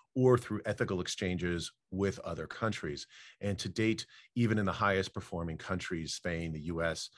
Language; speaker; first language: English; native; English